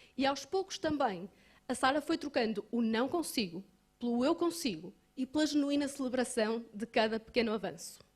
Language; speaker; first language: Portuguese; native; Portuguese